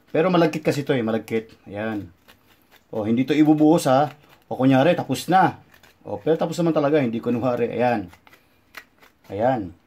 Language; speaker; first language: Filipino; non-native, local second language; Cebuano